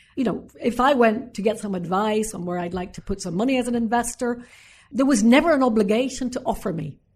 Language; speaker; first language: English; native; English